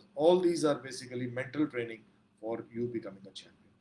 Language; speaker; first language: English; non-native, local second language; Punjabi